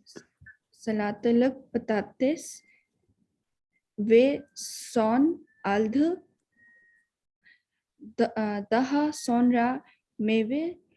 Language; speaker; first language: Turkish; non-native, learner; Urdu